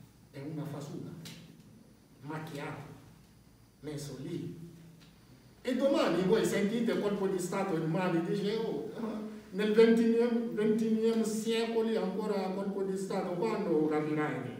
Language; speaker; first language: Italian; non-native, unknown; French